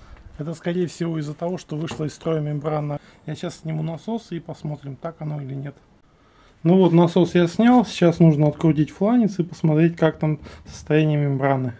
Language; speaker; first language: Russian; native; Russian